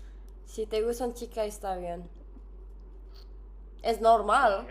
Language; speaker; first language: Spanish; non-native, learner; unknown